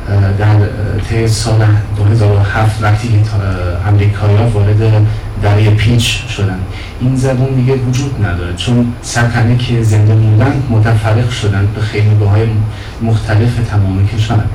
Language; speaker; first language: Persian; non-native, fluent; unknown